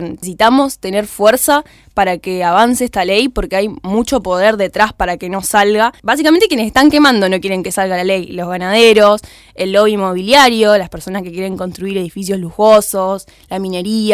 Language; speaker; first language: Spanish; native; Spanish